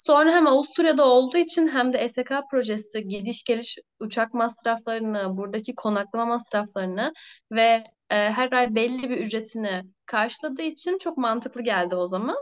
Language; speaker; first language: Turkish; native; Turkish